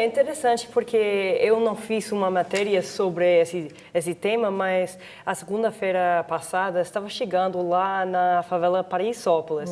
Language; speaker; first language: Portuguese; non-native, fluent; English